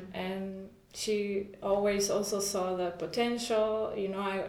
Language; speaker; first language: English; non-native, fluent; Spanish